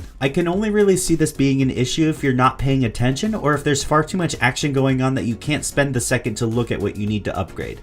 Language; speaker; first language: English; native; English